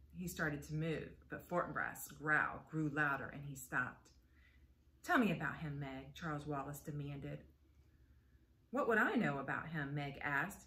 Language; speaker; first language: English; native; English